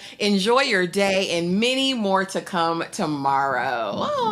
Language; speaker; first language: English; native; English